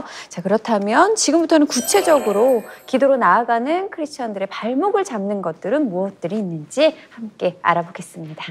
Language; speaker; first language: Korean; native; Korean